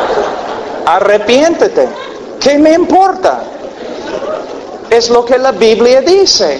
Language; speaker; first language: Spanish; non-native, fluent; English